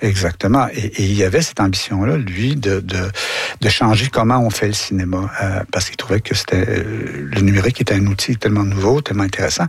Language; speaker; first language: French; native; French